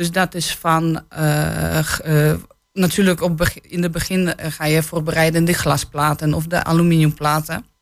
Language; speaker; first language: Dutch; non-native, fluent; Polish